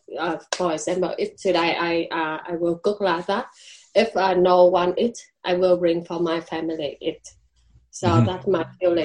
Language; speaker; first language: English; non-native, learner; Vietnamese